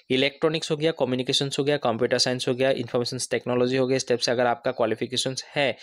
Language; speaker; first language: Hindi; non-native, local second language; Assamese